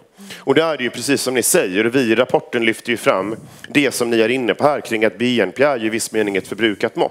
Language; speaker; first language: Swedish; native; Swedish